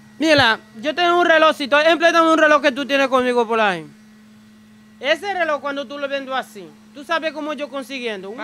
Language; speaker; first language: Spanish; non-native, learner; Haitian Creole